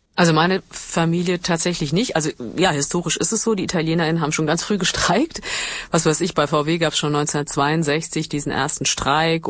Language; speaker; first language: German; early bilingual, other home language; Italian